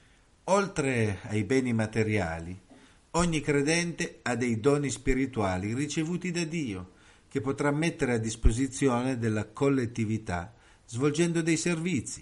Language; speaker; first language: Italian; native; Italian